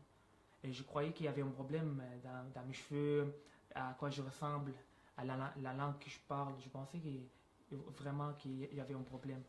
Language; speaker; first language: French; non-native, fluent; Arabic